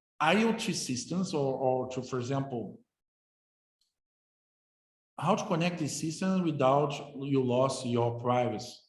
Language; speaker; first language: English; non-native, fluent; Portuguese